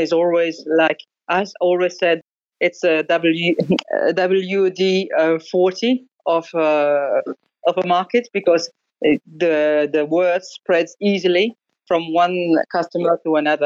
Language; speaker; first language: English; non-native, fluent; French